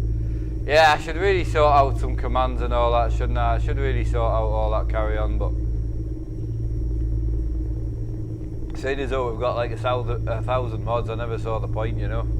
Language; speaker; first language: English; native; English